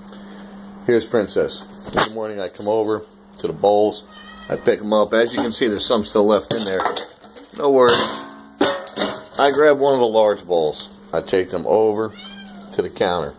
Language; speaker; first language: English; native; English